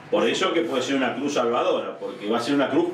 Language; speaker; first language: Spanish; native; Spanish